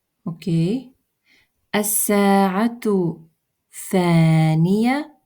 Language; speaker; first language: Arabic; non-native, fluent; Russian